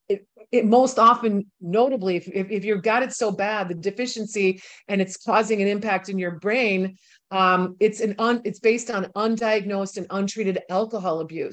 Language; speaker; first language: English; native; English